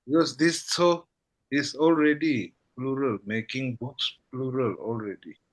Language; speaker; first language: English; non-native, fluent; Tibetan